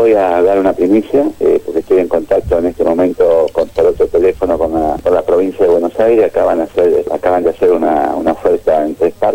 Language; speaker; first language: Spanish; native; Spanish